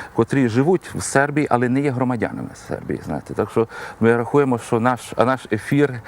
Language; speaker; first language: Ukrainian; early bilingual, heritage; Ukrainian